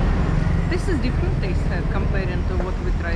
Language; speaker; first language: English; non-native, learner; Russian